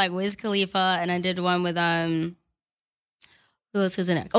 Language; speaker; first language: English; native; English